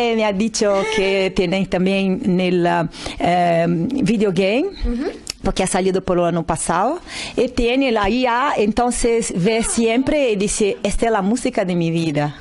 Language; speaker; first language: Spanish; non-native, learner; Portuguese